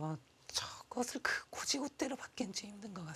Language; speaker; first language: Korean; native; Korean